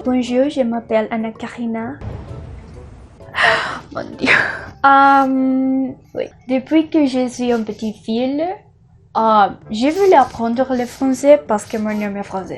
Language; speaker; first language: French; non-native, learner; Spanish